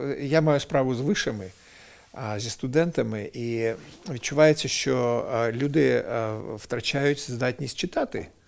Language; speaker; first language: Ukrainian; non-native, local second language; Russian